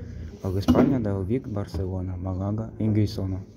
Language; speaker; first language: Catalan; non-native, learner; Ukrainian